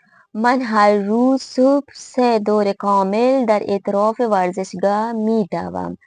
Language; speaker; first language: Persian; non-native, fluent; Urdu